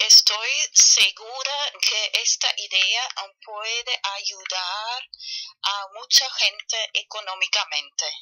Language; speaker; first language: Spanish; non-native, fluent; German